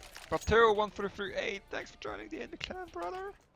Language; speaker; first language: English; non-native, fluent; French